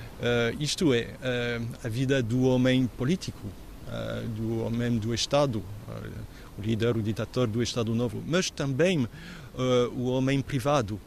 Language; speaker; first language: Portuguese; non-native, fluent; French